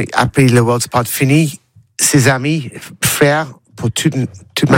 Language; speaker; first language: French; non-native, learner; English